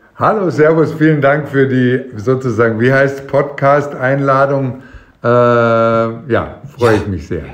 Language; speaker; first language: German; native; German